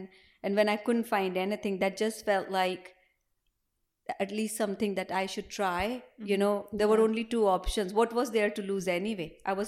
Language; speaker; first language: English; non-native, local second language; Hindi